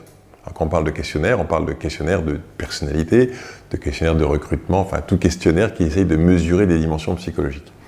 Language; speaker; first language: French; native; French